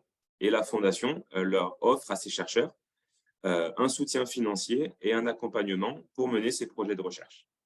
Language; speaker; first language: French; native; French